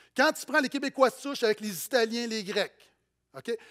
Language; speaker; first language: French; native; French